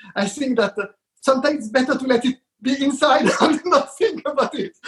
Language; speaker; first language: English; non-native, fluent; Hebrew